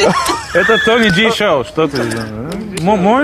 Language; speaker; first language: Russian; non-native, learner; Lithuanian